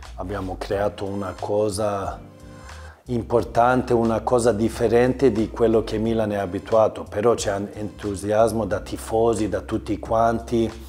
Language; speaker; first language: Italian; non-native, learner; Swedish